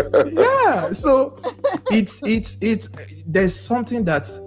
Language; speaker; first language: English; non-native, local second language; Yoruba